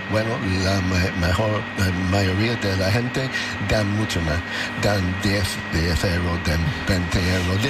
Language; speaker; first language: Spanish; non-native, learner; English